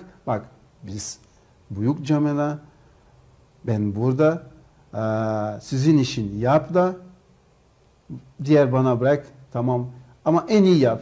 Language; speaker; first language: Turkish; non-native, learner; Portuguese